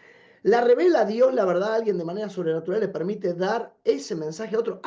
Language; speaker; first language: Spanish; native; Spanish